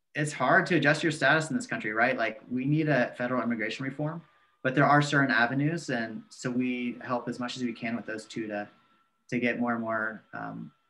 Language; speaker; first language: English; native; English